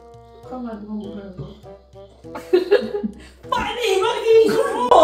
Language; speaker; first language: Korean; non-native, fluent; Cebuano